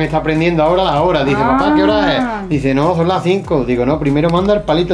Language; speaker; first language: Spanish; native; Spanish